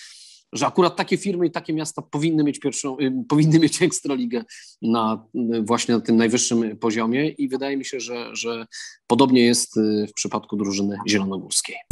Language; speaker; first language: Polish; native; Polish